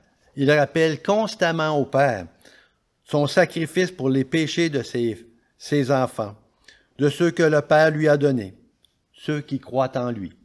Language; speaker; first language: French; native; French